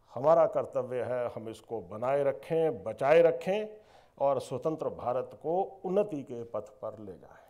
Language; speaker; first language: Hindi; native; Hindi